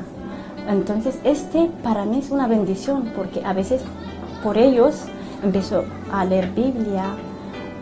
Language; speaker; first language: Spanish; non-native, learner; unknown